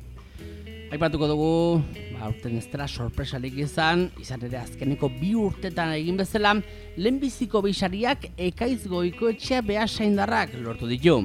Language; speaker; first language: Basque; native; Basque